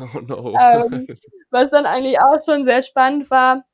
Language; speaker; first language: German; non-native, fluent; English